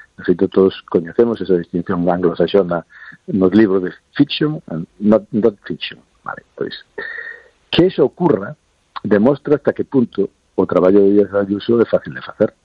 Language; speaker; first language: Galician; non-native, local second language; Spanish